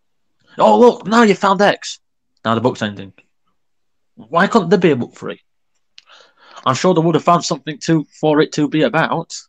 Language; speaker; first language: English; native; English